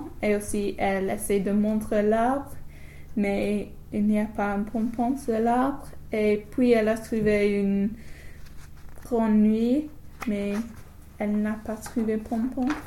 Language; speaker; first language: French; non-native, learner; English